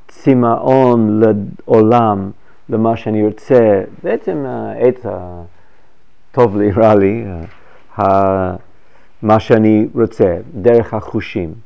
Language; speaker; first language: Hebrew; non-native, fluent; English